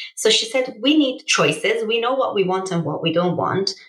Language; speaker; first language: English; early bilingual, other home language; Persian